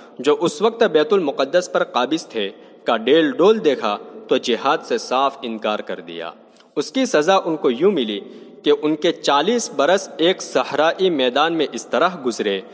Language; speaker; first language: Urdu; native; Urdu